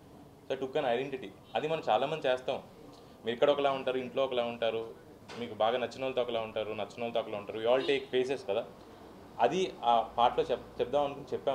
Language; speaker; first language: Telugu; native; Telugu